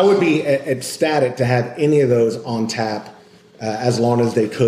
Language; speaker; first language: English; native; English